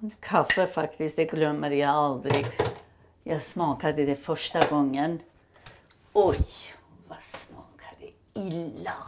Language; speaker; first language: Swedish; non-native, fluent; Persian